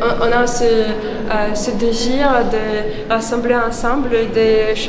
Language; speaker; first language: French; non-native, fluent; Ukrainian